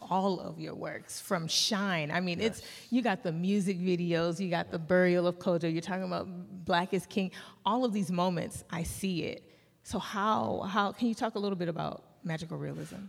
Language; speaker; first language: English; early bilingual, other home language; Yoruba